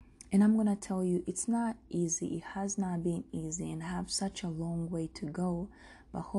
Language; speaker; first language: English; non-native, local second language; Kinyarwanda